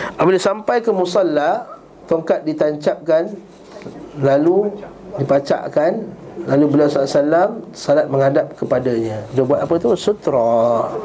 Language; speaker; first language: Malay; native; Malay